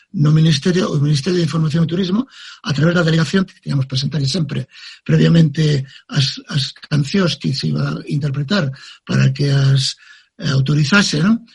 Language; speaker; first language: Galician; native; Galician